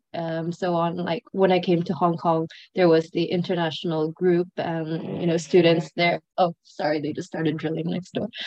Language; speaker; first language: English; non-native, fluent; Sinhala